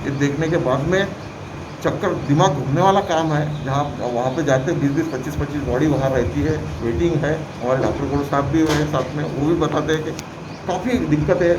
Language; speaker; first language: Hindi; non-native, local second language; Marathi